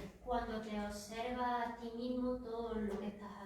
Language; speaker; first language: Spanish; native; Spanish